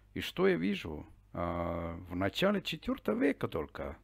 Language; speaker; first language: Russian; non-native, fluent; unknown